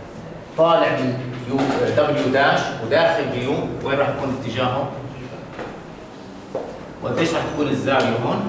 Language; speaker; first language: Arabic; native; Arabic